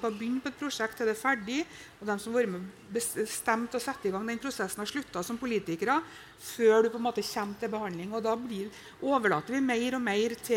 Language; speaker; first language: Norwegian; native; Norwegian